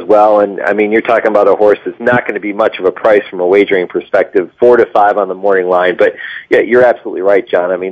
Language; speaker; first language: English; native; English